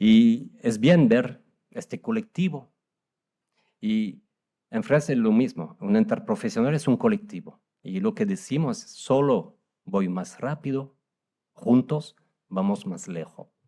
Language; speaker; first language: Spanish; non-native, fluent; French